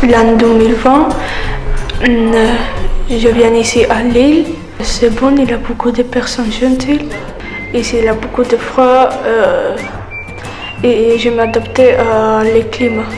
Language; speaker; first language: French; non-native, learner; Spanish